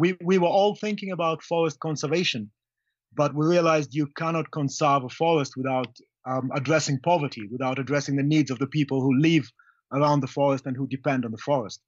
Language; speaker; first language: English; non-native, local second language; Luyia